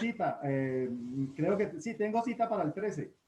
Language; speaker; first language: Spanish; native; Spanish